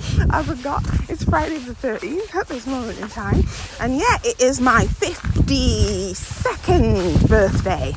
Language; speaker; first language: English; native; English